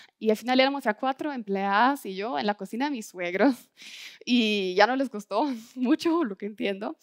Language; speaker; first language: Spanish; non-native, fluent; German